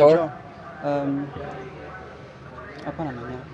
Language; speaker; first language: Indonesian; non-native, learner; French